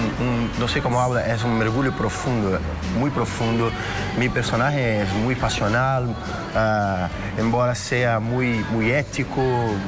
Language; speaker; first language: Spanish; non-native, fluent; Portuguese